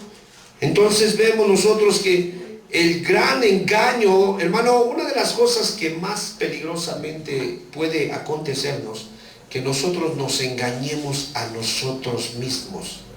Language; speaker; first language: Spanish; native; Spanish